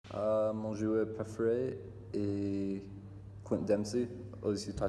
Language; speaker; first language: French; non-native, learner; English